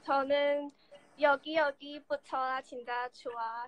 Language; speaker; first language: Korean; non-native, learner; Cantonese